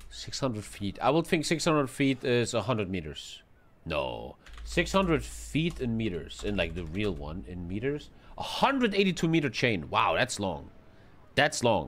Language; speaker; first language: English; non-native, fluent; German